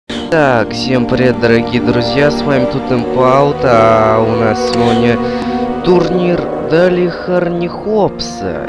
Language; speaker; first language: Russian; native; Russian